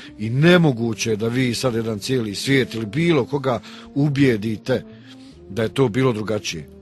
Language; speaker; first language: Bosnian; native; Bosnian